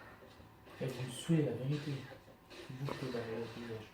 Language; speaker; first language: French; native; French